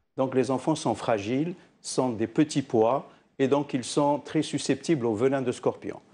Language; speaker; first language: French; non-native, local second language; Arabic